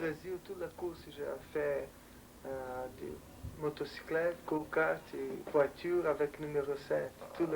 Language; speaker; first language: French; non-native, learner; Portuguese